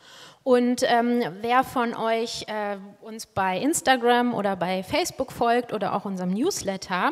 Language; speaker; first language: German; native; German